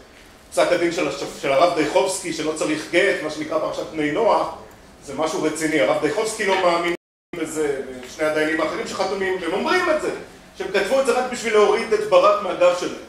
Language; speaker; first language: Hebrew; native; Hebrew